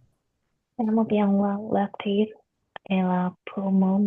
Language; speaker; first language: French; non-native, learner; Korean